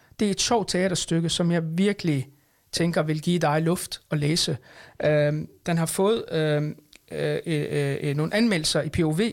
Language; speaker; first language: Danish; early bilingual, other home language; Arabic